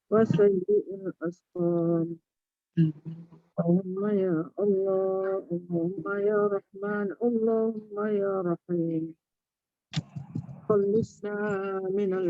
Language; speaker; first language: Arabic; non-native, fluent; Malay